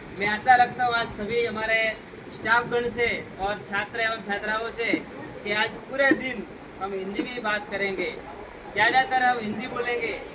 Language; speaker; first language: Hindi; non-native, local second language; Gujarati